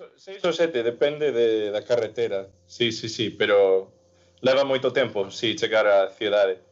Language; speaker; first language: Galician; non-native, fluent; English